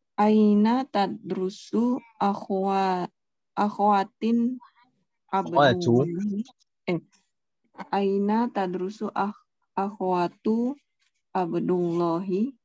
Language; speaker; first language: Arabic; non-native, learner; Indonesian